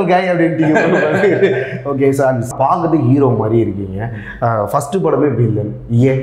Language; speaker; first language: Tamil; native; Tamil